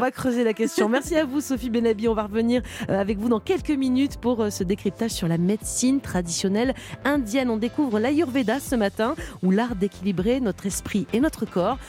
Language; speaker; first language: French; native; French